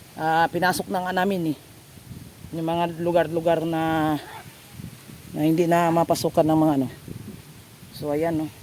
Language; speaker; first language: Filipino; non-native, local second language; Cebuano